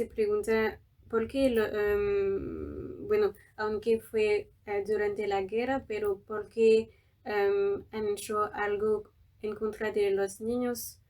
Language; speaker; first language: Spanish; non-native, fluent; French